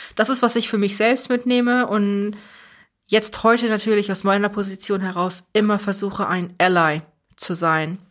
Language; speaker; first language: German; early bilingual, other home language; Persian